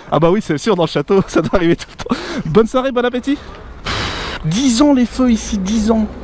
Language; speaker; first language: French; native; French